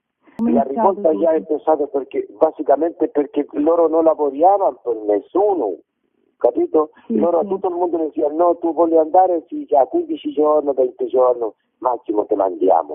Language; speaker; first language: Italian; non-native, learner; Spanish